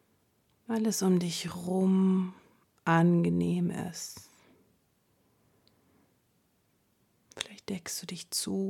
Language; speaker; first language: German; native; German